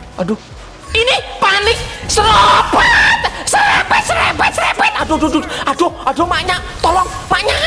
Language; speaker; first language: Indonesian; native; Indonesian